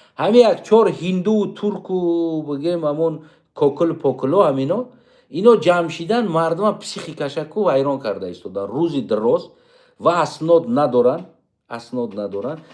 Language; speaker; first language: Tajik; native; Tajik